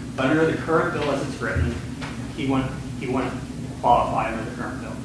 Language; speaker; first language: English; native; English